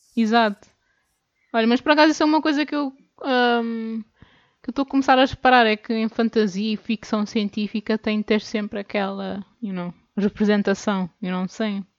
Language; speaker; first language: Portuguese; native; Portuguese